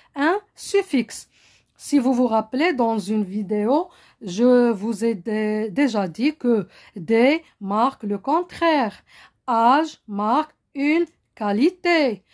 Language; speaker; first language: French; non-native, local second language; Arabic